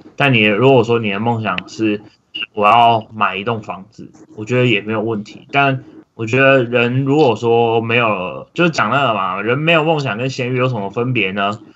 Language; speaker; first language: Chinese; native; Chinese